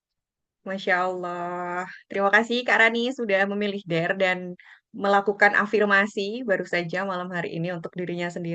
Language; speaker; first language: Indonesian; native; Indonesian